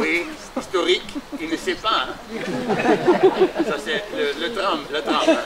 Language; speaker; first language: French; non-native, learner; German